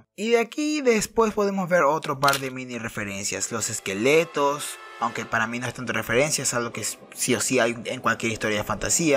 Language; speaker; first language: Spanish; native; Spanish